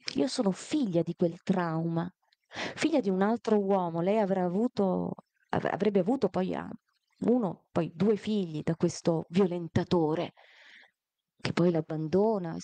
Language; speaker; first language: Italian; early bilingual, other home language; Amharic